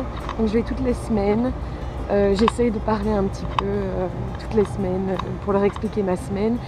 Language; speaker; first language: French; native; French